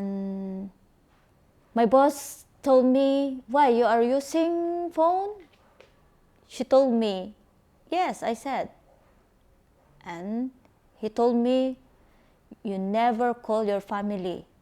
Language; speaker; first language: English; non-native, local second language; Filipino